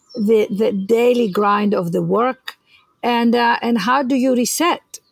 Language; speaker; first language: English; non-native, fluent; Greek